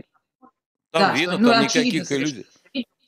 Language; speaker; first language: Russian; native; Russian